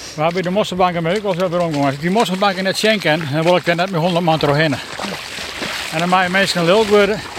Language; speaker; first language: Dutch; native; Dutch